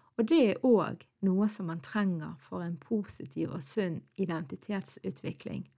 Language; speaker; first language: Norwegian; early bilingual, other home language; Arabic